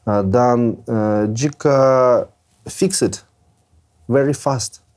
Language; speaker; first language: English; non-native, learner; Russian